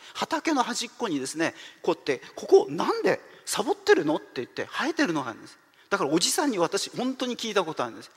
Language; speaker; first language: Japanese; native; Japanese